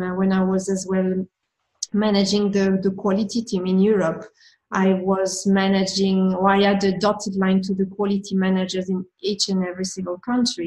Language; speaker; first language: English; non-native, fluent; French